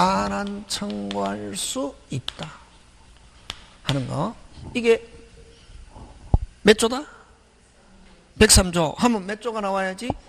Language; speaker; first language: Korean; native; Korean